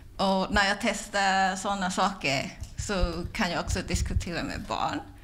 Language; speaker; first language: Swedish; non-native, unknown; Cantonese